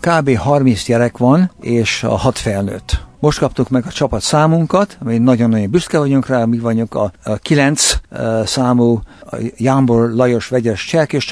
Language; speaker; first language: Hungarian; early bilingual, heritage; Hungarian